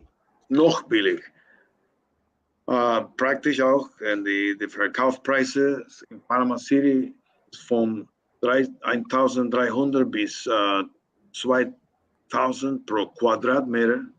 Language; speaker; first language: German; non-native, learner; Spanish